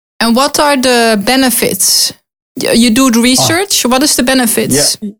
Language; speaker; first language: English; non-native, learner; Dutch